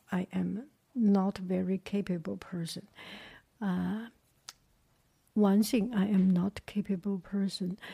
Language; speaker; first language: English; non-native, fluent; Chinese